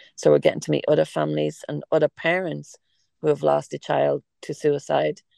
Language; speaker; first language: English; native; English